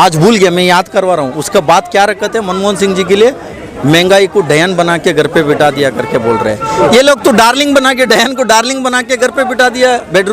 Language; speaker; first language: Hindi; non-native, local second language; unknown